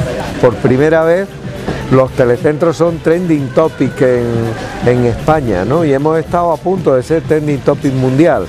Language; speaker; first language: Spanish; native; Spanish